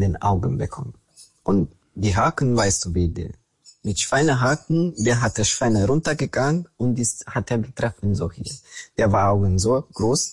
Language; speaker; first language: German; non-native, learner; Romanian